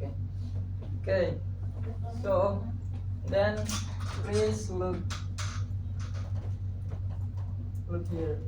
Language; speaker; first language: English; non-native, learner; Indonesian